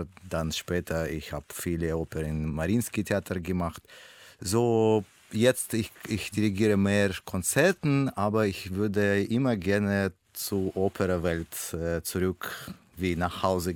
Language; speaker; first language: German; non-native, learner; Russian